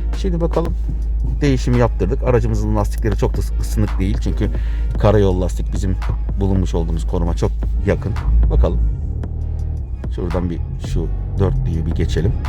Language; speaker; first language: Turkish; native; Turkish